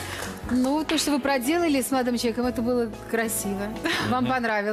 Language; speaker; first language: Russian; native; Russian